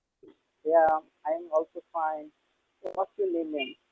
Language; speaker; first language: English; non-native, learner; Bangla